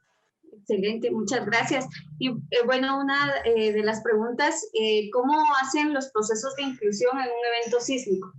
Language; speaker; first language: Spanish; native; Spanish